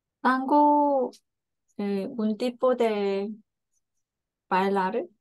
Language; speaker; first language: Spanish; non-native, learner; Korean